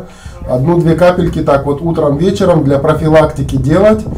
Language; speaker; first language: Russian; native; Russian